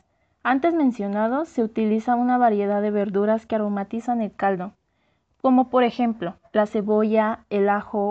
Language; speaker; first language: Spanish; native; Spanish